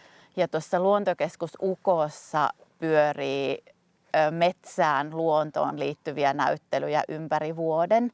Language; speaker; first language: Finnish; native; Finnish